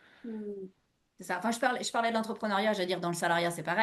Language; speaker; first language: French; native; French